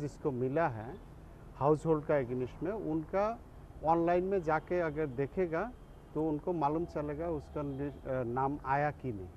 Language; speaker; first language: Urdu; non-native, local second language; Bangla